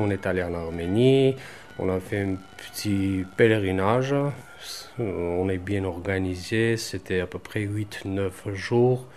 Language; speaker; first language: French; non-native, fluent; Armenian